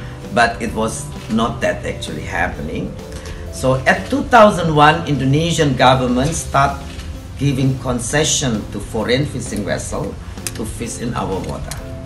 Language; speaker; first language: English; non-native, fluent; Indonesian